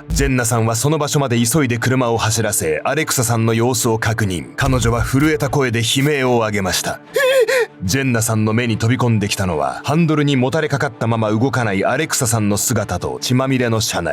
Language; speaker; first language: Japanese; native; Japanese